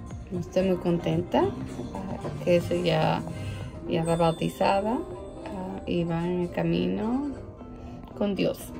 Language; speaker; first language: Spanish; early bilingual, heritage; English